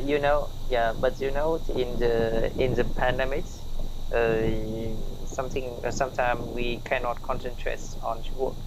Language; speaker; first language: English; non-native, learner; Vietnamese